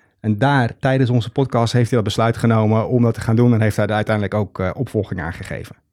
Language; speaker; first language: Dutch; native; Dutch